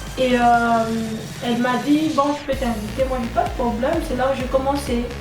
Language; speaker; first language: French; non-native, local second language; Lingala